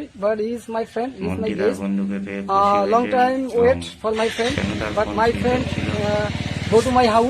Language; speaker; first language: English; non-native, learner; Bangla